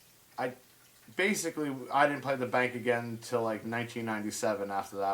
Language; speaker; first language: English; native; English